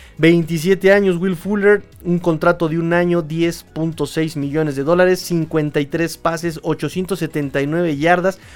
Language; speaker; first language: Spanish; native; Spanish